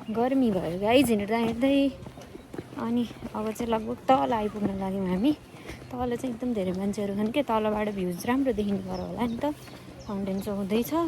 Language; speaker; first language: Nepali; native; Nepali